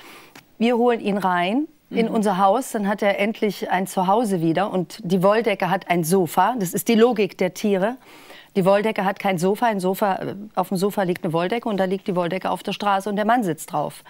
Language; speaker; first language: German; native; German